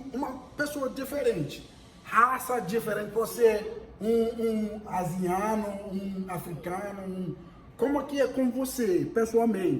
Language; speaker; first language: Portuguese; non-native, fluent; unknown